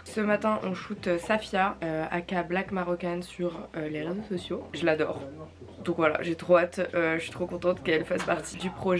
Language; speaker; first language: French; native; French